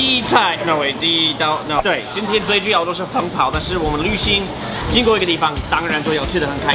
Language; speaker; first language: Chinese; non-native, fluent; English